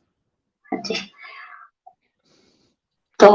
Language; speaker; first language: Hindi; non-native, local second language; Kannada